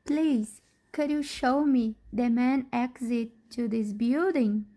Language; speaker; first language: English; non-native, fluent; Portuguese